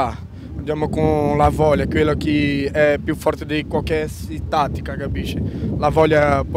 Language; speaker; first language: Italian; non-native, fluent; Portuguese